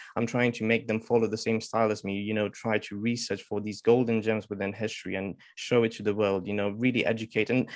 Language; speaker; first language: English; non-native, fluent; Romanian